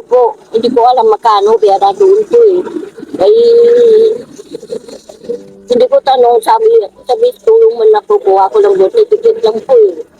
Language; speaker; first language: Filipino; non-native, learner; Vietnamese